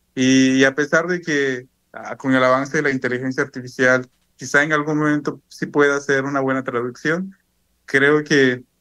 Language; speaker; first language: Spanish; non-native, local second language; Zapotec